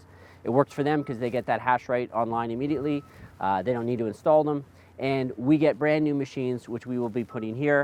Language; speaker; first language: English; native; English